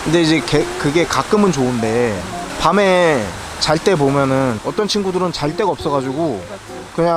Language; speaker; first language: Korean; native; Korean